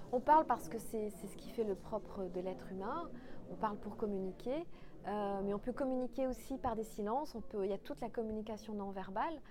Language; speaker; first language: French; non-native, local second language; Kinyarwanda